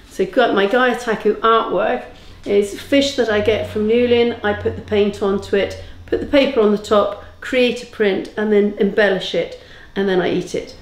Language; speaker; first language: English; native; English